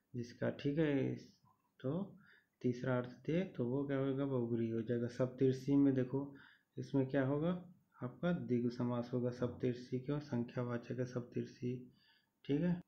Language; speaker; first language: Hindi; native; Hindi